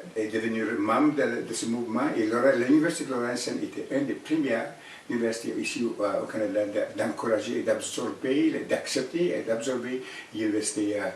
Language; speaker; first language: French; non-native, fluent; Cree